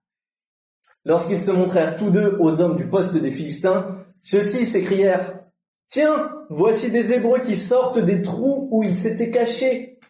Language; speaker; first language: French; native; French